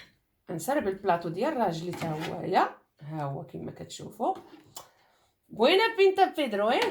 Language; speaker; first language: Arabic; native; Arabic